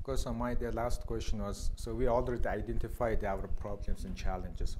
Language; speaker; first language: English; non-native, fluent; Mongolian